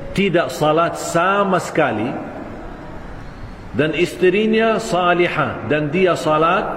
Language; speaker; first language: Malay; non-native, fluent; Arabic